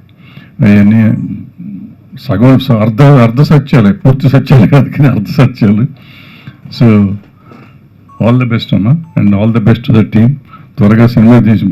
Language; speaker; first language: Telugu; native; Telugu